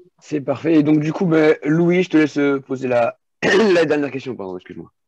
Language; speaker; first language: French; native; French